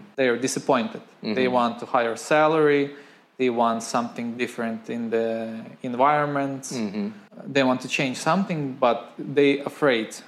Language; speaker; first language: English; non-native, fluent; Ukrainian